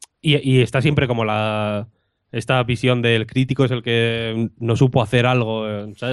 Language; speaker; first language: Spanish; native; Spanish